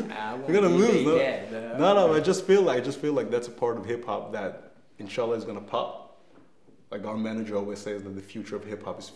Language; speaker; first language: English; non-native, fluent; Danish